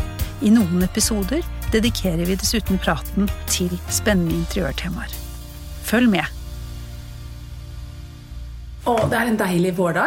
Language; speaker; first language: Norwegian; native; Norwegian